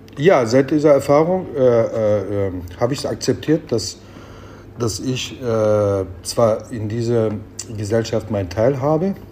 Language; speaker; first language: German; early bilingual, other home language; Turkish